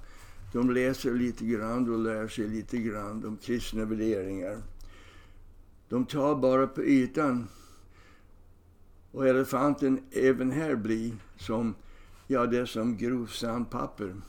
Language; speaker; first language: Swedish; non-native, fluent; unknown